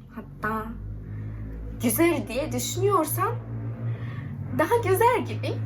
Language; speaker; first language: Turkish; non-native, learner; Japanese